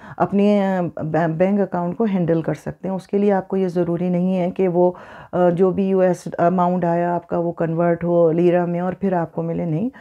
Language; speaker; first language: Urdu; native; Urdu